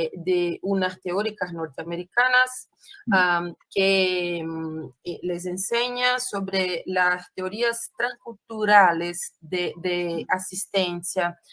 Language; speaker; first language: Spanish; non-native, fluent; Portuguese